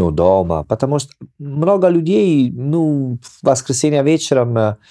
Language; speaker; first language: Russian; non-native, learner; Italian